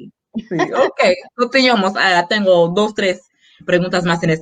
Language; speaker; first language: Spanish; non-native, fluent; English